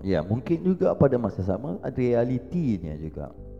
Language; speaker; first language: Malay; native; Malay